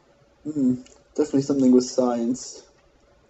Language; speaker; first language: English; non-native, fluent; German